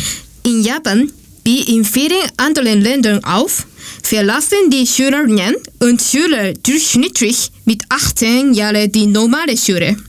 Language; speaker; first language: German; non-native, learner; Japanese